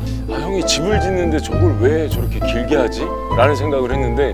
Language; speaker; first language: Korean; native; Korean